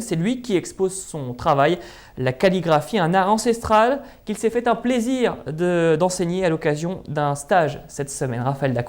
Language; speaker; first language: French; native; French